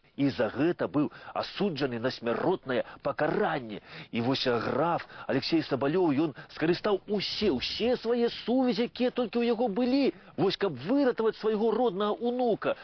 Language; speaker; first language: Belarusian; native; Belarusian